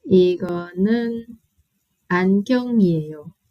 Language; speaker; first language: Korean; non-native, learner; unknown